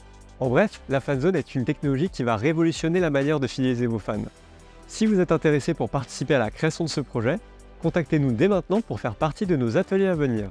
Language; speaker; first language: French; native; French